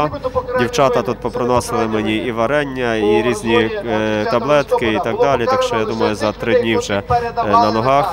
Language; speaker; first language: Ukrainian; native; Ukrainian